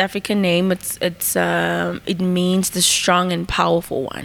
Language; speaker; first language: English; non-native, local second language; Zulu